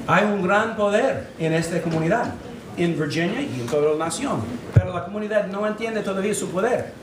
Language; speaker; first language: Spanish; non-native, fluent; English